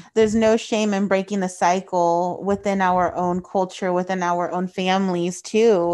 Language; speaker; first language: English; early bilingual, other home language; Spanish